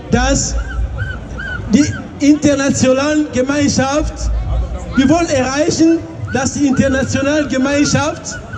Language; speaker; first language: German; non-native, fluent; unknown